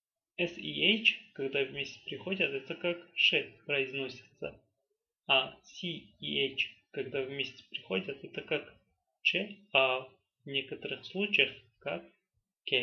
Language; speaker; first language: Russian; non-native, local second language; Tajik